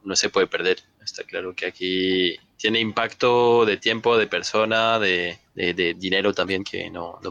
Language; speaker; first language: Spanish; non-native, fluent; French